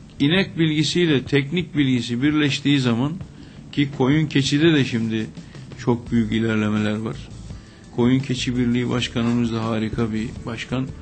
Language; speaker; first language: Turkish; native; Turkish